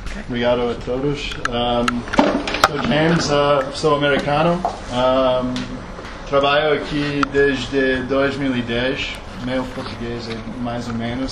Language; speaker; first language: Portuguese; non-native, learner; English